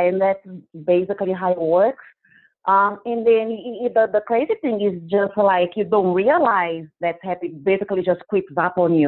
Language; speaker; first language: English; non-native, fluent; Portuguese